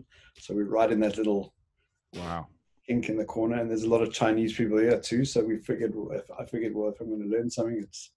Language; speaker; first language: English; native; English